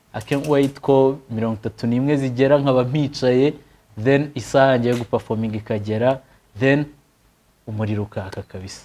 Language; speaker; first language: Kinyarwanda; native; Kinyarwanda